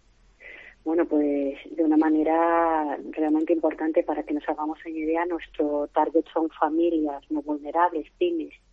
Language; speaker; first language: Spanish; native; Spanish